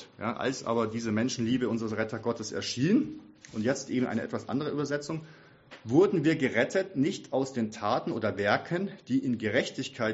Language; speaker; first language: German; native; German